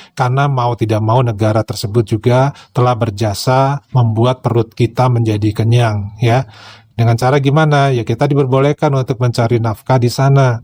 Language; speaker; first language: Indonesian; native; Indonesian